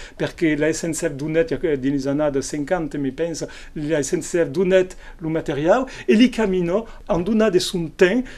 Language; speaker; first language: Occitan; non-native, local second language; French